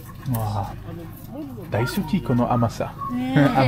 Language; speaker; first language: Japanese; non-native, learner; French